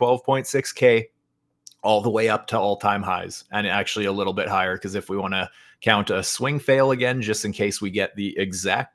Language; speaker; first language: English; native; English